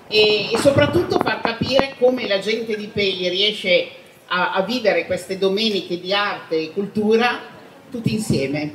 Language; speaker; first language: Italian; native; Italian